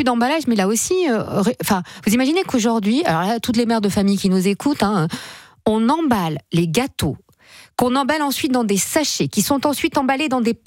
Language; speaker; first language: French; native; French